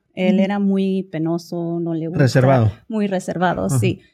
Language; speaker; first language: Spanish; early bilingual, heritage; Spanish